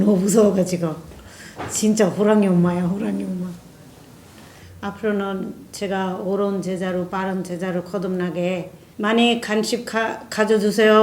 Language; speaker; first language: Korean; non-native, fluent; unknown